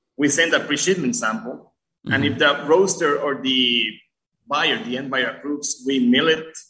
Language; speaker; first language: English; early bilingual, other home language; Spanish